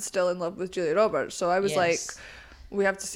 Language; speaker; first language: English; native; English